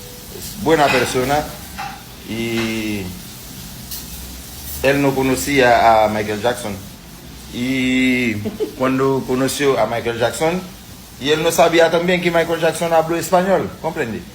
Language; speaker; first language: Spanish; non-native, learner; Haitian Creole